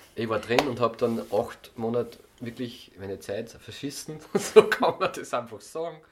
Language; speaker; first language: German; native; German